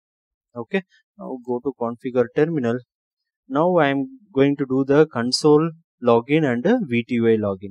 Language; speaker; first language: English; non-native, local second language; Tamil